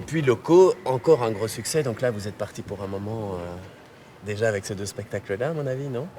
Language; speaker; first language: French; native; French